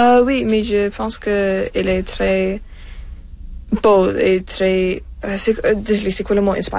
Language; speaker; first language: French; non-native, local second language; English